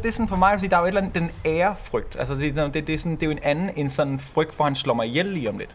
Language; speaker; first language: Danish; native; Danish